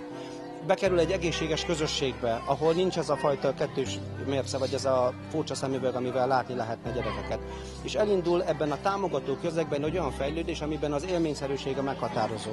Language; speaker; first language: Hungarian; native; Hungarian